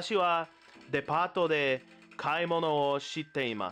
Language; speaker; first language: Japanese; non-native, learner; English